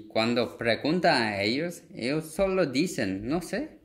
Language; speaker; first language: Spanish; non-native, fluent; Korean